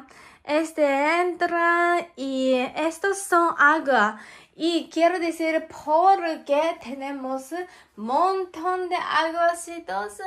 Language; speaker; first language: Spanish; non-native, learner; Japanese